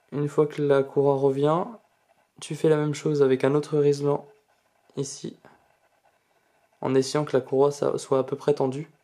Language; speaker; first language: French; native; French